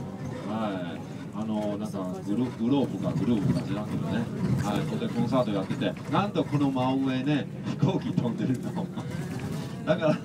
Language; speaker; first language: Japanese; non-native, fluent; Chinese